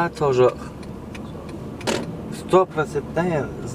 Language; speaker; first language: Russian; non-native, learner; Turkmen